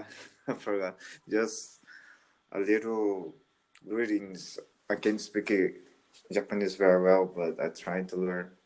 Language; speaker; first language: English; non-native, learner; Portuguese